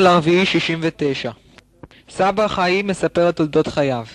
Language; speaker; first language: Hebrew; native; Hebrew